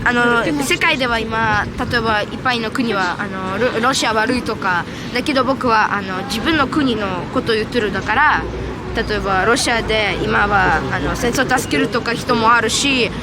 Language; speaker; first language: Japanese; non-native, learner; Russian